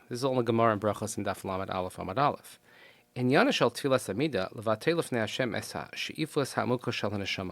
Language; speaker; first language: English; native; English